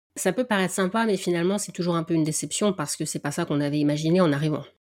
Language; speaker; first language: French; native; French